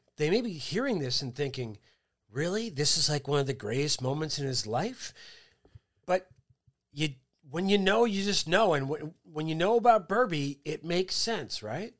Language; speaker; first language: English; native; English